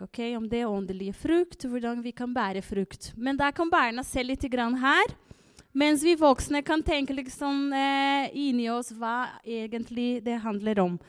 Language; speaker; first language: Norwegian; non-native, fluent; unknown